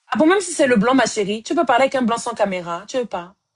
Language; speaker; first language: French; native; French